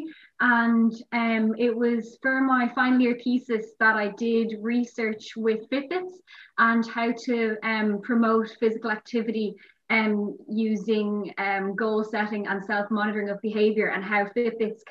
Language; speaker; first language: English; native; English